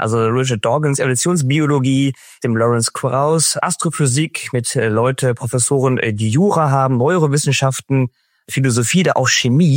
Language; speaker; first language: German; native; German